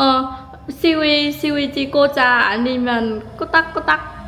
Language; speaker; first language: Korean; non-native, learner; Vietnamese